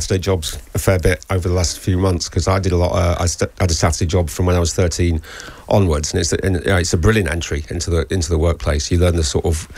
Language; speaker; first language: English; native; English